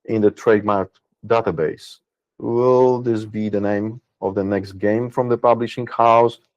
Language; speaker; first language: English; non-native, fluent; Polish